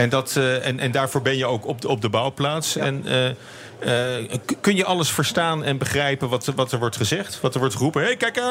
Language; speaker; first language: Dutch; native; Dutch